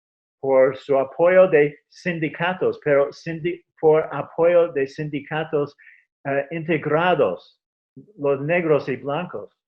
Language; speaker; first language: Spanish; non-native, fluent; English